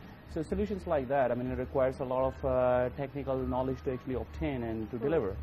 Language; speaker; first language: English; non-native, local second language; Urdu